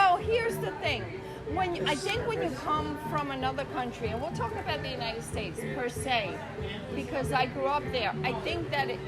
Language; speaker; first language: English; early bilingual, other home language; Spanish